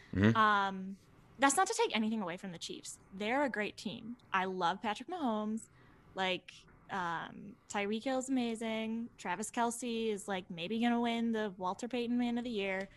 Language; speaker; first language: English; native; English